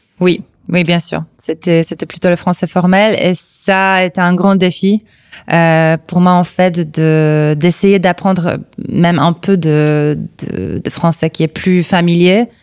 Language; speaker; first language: French; non-native, fluent; Polish